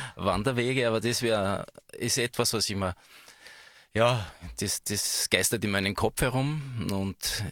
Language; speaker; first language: German; native; German